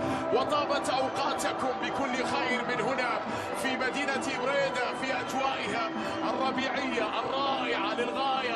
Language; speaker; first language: Arabic; native; Arabic